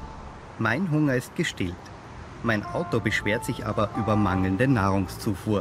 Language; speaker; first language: German; native; German